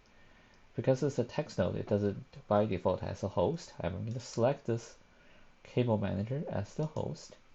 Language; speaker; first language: English; non-native, fluent; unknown